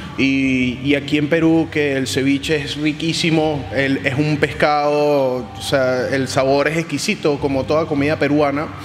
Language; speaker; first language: Spanish; native; Spanish